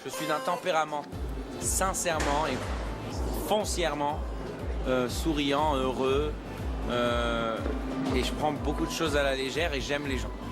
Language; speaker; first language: French; native; French